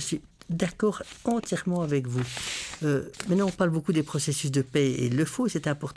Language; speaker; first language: French; native; French